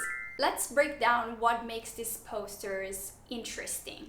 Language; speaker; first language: English; non-native, fluent; Italian